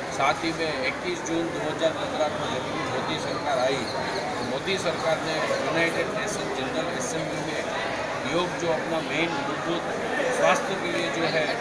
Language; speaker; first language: Hindi; non-native, local second language; Gujarati